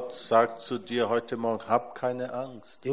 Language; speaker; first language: German; non-native, fluent; Portuguese